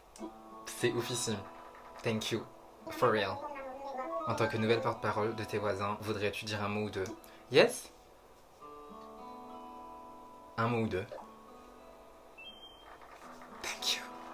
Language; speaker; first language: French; native; French